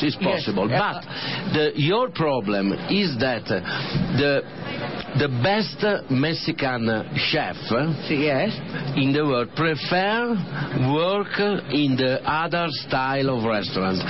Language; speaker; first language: English; non-native, learner; Italian